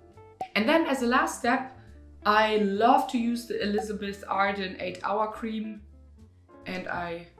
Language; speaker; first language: English; non-native, fluent; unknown